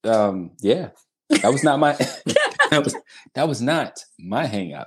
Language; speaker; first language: English; native; English